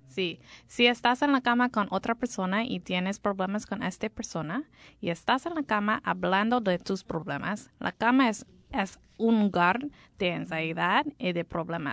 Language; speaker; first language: Spanish; non-native, learner; English